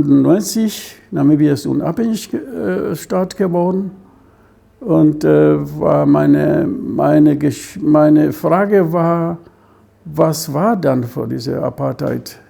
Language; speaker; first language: German; non-native, fluent; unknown